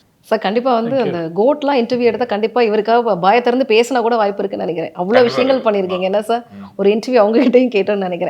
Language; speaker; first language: Tamil; native; Tamil